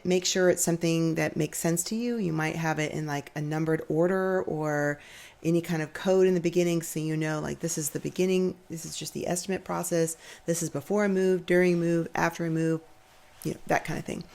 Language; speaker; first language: English; native; English